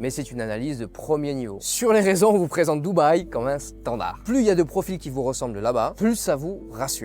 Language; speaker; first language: French; native; French